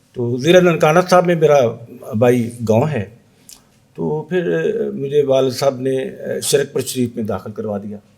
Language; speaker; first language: Urdu; non-native, local second language; Punjabi